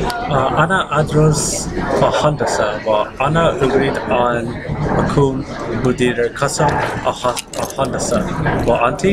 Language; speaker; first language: Arabic; non-native, learner; English